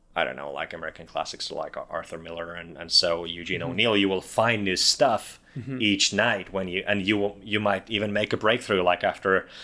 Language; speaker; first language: English; non-native, fluent; Finnish